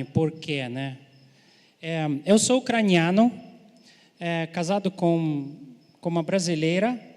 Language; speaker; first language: Portuguese; non-native, fluent; Ukrainian